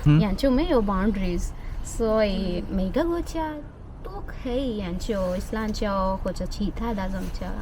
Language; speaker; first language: Chinese; non-native, fluent; Urdu